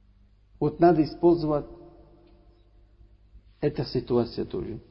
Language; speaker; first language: Russian; non-native, learner; Uzbek